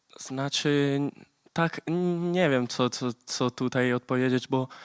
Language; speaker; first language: Polish; early bilingual, heritage; Polish